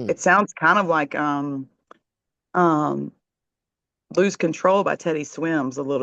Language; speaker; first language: English; native; English